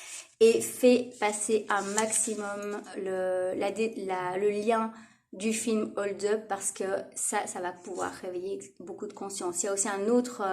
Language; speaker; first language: French; native; French